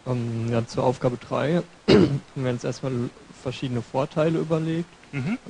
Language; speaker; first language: German; native; German